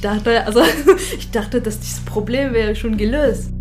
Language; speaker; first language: German; non-native, fluent; French